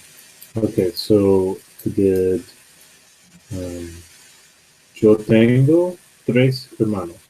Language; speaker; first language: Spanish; non-native, learner; English